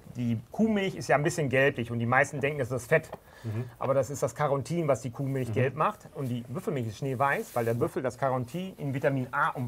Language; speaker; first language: German; native; German